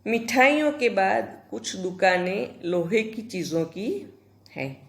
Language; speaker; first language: Hindi; non-native, local second language; Gujarati